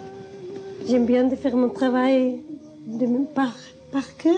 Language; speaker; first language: French; non-native, fluent; Spanish